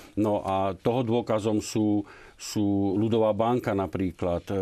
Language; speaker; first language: Slovak; native; Slovak